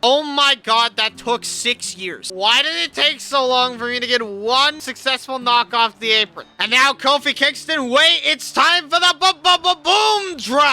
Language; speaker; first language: English; native; English